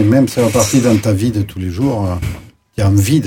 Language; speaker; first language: French; native; French